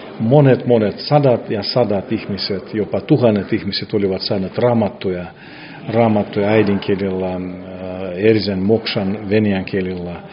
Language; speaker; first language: Finnish; non-native, fluent; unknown